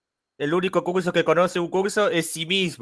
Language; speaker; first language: Spanish; native; Spanish